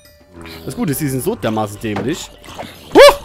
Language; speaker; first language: German; native; German